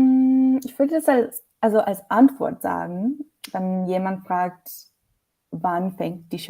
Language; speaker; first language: German; non-native, fluent; English